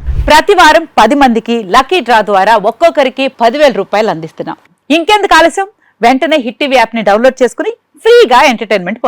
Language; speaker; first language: Telugu; native; Telugu